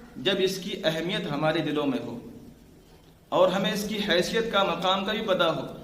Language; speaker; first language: Urdu; native; Urdu